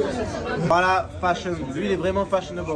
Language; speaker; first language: French; native; French